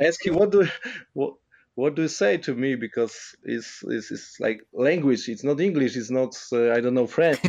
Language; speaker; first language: English; non-native, fluent; Polish